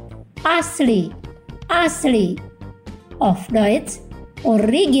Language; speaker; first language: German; non-native, fluent; Indonesian